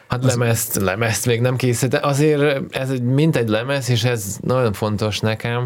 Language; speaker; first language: Hungarian; non-native, fluent; Russian